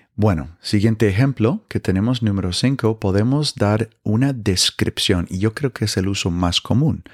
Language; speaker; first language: Spanish; non-native, fluent; English